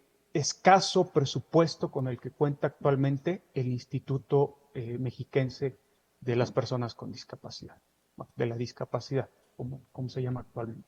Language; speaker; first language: Spanish; native; Spanish